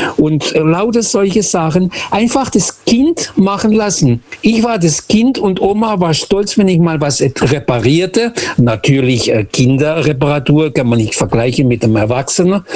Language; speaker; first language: German; early bilingual, other home language; Portuguese